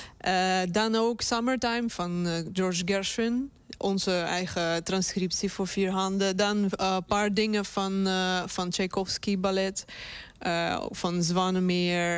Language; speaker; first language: Dutch; non-native, fluent; Russian